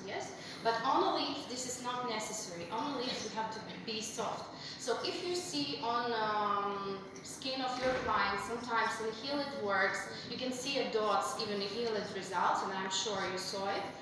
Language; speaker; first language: English; non-native, fluent; Russian